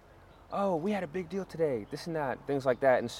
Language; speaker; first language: English; non-native, fluent; French